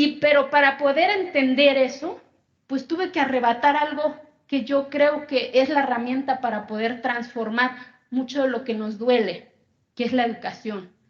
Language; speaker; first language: Spanish; non-native, local second language; Zapotec